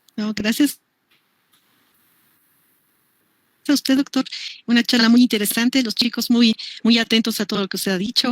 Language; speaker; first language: Spanish; native; Spanish